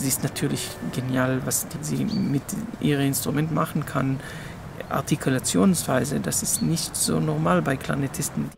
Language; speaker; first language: German; non-native, fluent; Hebrew